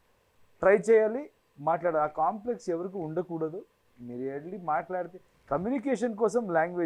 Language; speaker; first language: Telugu; non-native, learner; Kannada